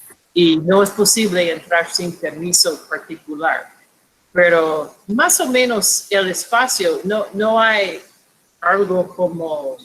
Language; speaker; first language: Spanish; non-native, fluent; English